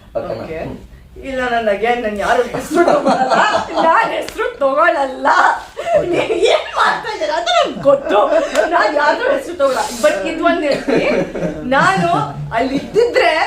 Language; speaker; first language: Kannada; non-native, learner; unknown